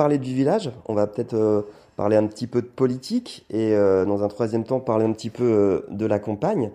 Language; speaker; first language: French; native; French